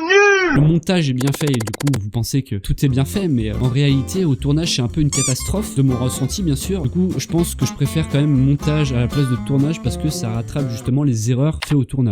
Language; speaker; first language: French; native; French